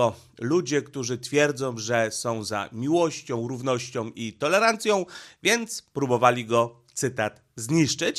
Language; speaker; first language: Polish; native; Polish